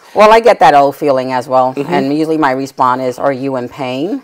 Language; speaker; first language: English; native; English